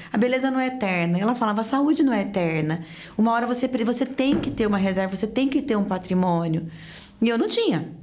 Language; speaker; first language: Portuguese; native; Portuguese